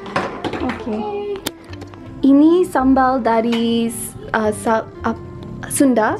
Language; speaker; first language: Indonesian; non-native, learner; English